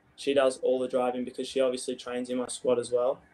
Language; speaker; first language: English; native; English